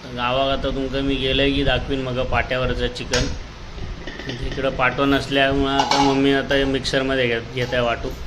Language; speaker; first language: Marathi; non-native, local second language; Konkani